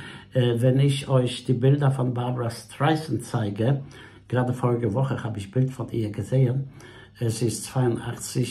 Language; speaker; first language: German; non-native, fluent; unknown